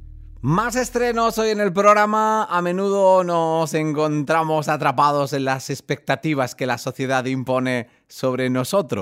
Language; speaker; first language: Spanish; native; Spanish